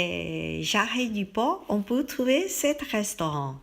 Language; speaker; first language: French; non-native, learner; Chinese